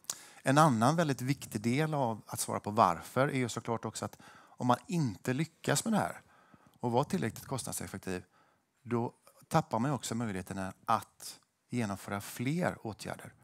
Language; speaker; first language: Swedish; native; Swedish